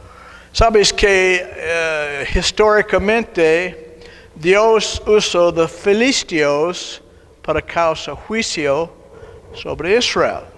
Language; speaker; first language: Spanish; non-native, learner; English